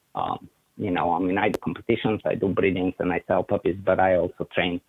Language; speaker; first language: English; non-native, fluent; Bulgarian